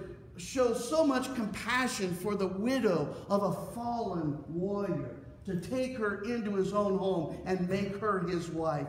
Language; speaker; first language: English; native; English